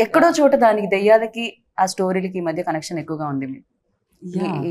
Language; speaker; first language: Telugu; native; Telugu